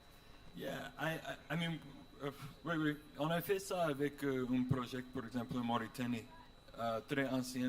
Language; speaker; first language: French; non-native, learner; English